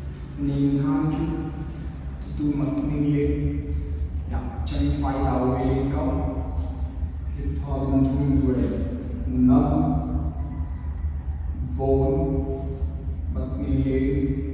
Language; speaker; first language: Vietnamese; non-native, learner; Hindi